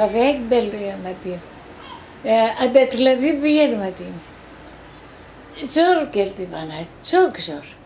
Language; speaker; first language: Turkish; non-native, local second language; Greek